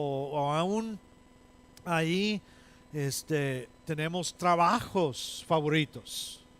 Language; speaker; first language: Spanish; non-native, fluent; English